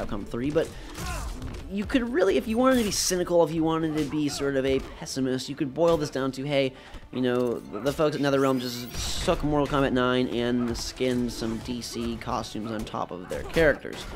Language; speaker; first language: English; native; English